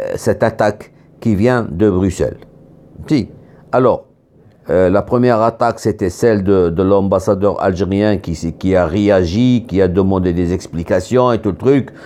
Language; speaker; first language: French; non-native, local second language; Arabic